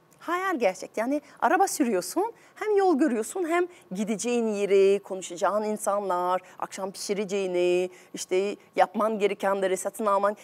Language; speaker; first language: Turkish; non-native, fluent; French